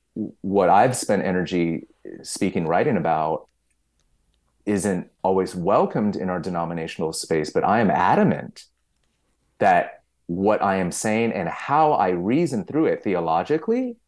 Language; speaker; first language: English; native; English